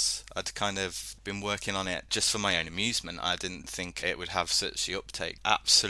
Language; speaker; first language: English; native; English